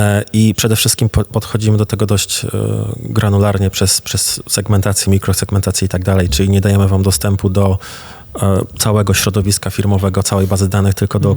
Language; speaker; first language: Polish; native; Polish